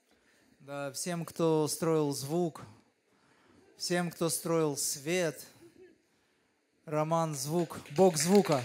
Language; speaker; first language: Russian; native; Russian